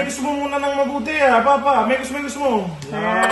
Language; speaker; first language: Filipino; early bilingual, other home language; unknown